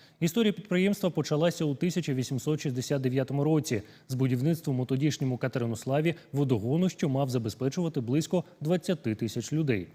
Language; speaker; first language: Ukrainian; native; Ukrainian